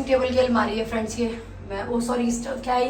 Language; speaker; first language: Hindi; native; Hindi